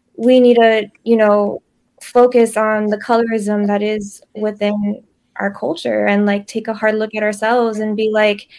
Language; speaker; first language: English; early bilingual, other home language; Spanish